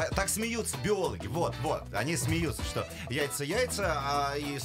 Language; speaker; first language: Russian; native; Russian